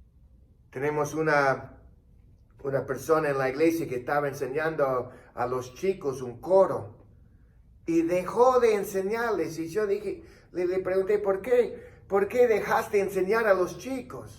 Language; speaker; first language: Spanish; non-native, fluent; English